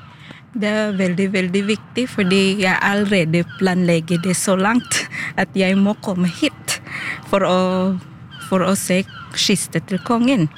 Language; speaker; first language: Norwegian; non-native, learner; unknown